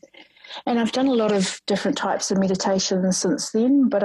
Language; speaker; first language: English; native; English